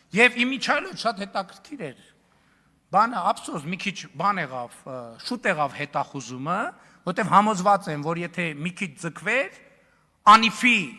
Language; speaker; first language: Armenian; native; Armenian